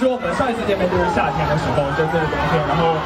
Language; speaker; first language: Chinese; native; Chinese